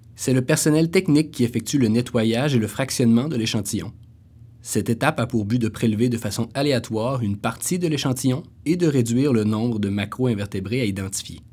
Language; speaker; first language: French; native; French